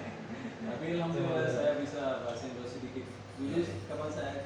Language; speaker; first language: Indonesian; non-native, learner; Urdu